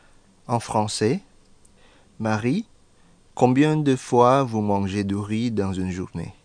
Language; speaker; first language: French; non-native, fluent; Indonesian